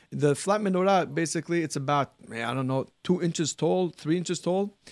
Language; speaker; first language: English; early bilingual, heritage; Arabic